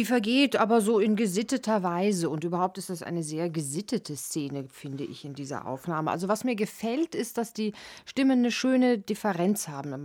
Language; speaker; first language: German; native; German